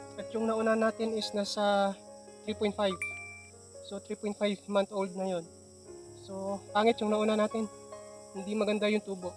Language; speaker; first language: Filipino; non-native, local second language; Cebuano